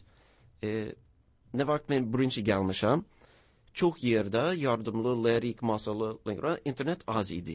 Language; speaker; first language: Azerbaijani; non-native, learner; English